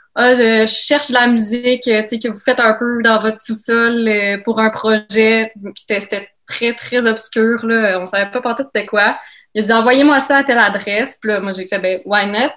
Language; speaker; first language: French; native; French